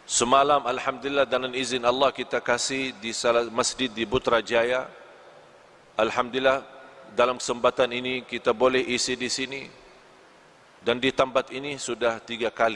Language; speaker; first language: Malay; non-native, fluent; Arabic